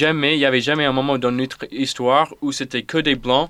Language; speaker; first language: French; non-native, fluent; English